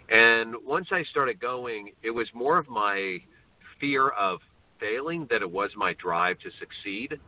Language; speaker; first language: English; native; English